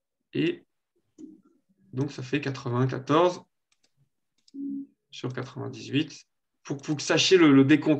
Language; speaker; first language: French; native; French